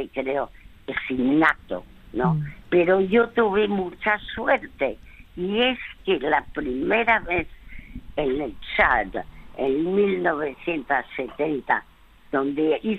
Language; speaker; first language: Spanish; early bilingual, other home language; French